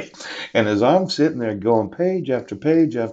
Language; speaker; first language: English; native; English